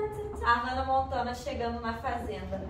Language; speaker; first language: Portuguese; native; Portuguese